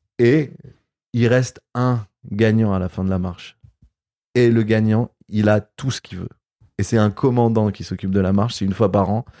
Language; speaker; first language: French; native; French